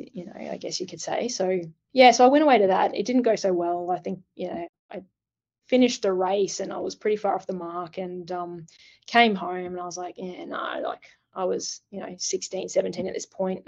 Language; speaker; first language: English; native; English